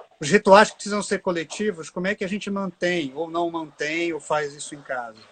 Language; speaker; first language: Portuguese; native; Portuguese